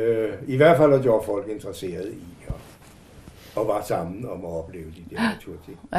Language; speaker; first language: Danish; native; Danish